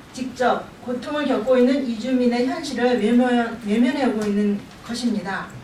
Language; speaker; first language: Korean; native; Korean